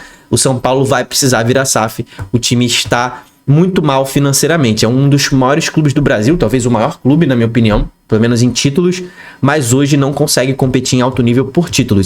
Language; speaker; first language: Portuguese; native; Portuguese